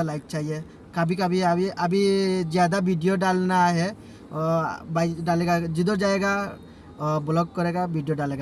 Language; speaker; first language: Hindi; non-native, learner; Bangla